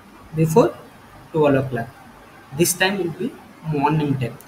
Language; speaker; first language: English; non-native, learner; Telugu